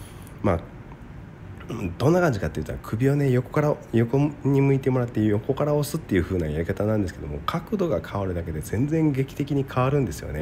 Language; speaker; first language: Japanese; native; Japanese